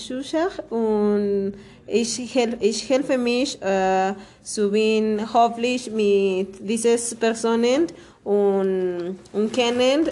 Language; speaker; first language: German; non-native, learner; Spanish